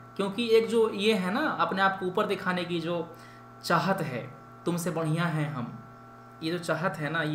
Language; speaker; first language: Hindi; native; Hindi